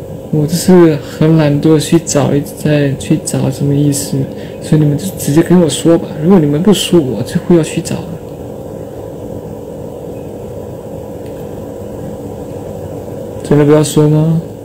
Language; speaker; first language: Chinese; non-native, fluent; Thai